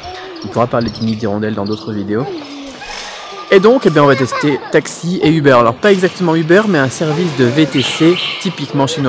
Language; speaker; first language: French; native; French